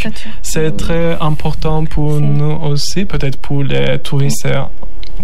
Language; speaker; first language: French; non-native, learner; Turkish